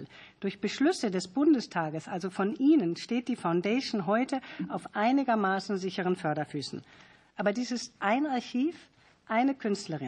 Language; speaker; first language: German; native; German